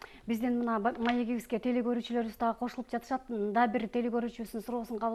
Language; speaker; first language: Kyrgyz; native; Kyrgyz